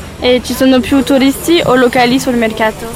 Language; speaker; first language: Italian; non-native, learner; French